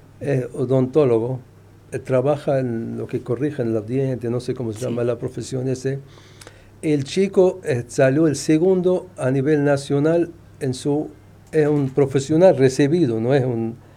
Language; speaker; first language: Spanish; non-native, fluent; Arabic